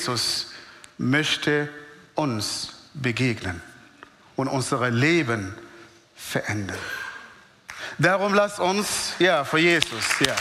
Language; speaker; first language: German; non-native, fluent; Arabic